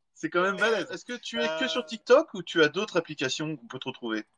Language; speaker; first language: French; native; French